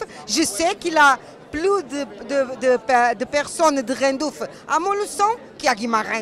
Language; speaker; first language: French; non-native, learner; Portuguese